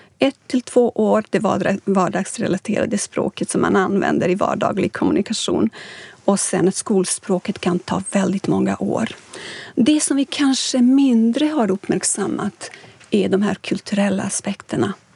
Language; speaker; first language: Swedish; non-native, fluent; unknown